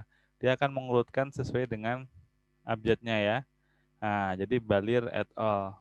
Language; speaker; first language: Indonesian; native; Indonesian